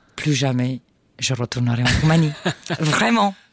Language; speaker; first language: French; non-native, fluent; Romanian